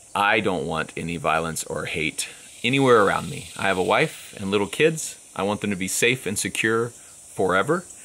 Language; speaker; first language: English; native; English